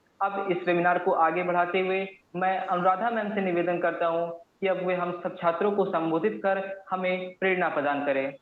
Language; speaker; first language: Hindi; native; Hindi